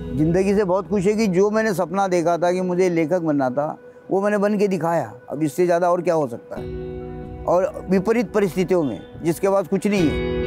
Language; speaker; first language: Hindi; non-native, local second language; Marathi